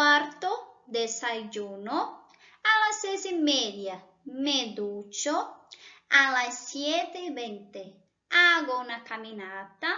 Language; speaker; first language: Spanish; non-native, fluent; Portuguese